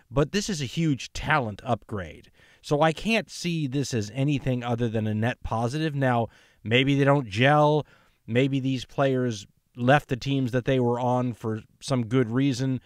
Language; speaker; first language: English; native; English